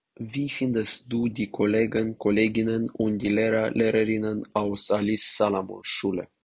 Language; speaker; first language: German; non-native, learner; Romanian